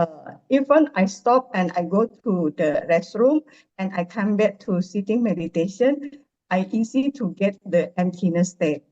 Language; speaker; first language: English; non-native, learner; Indonesian